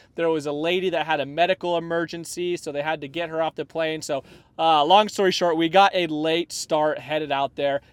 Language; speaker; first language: English; native; English